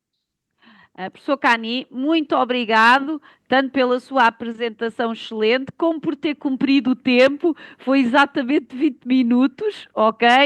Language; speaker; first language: Portuguese; native; Portuguese